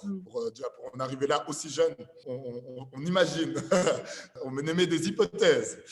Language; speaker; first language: French; native; French